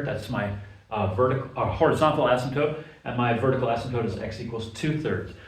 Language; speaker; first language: English; native; English